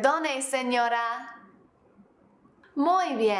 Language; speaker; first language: Spanish; non-native, fluent; English